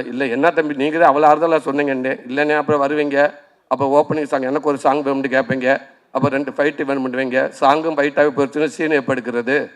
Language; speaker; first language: Tamil; native; Tamil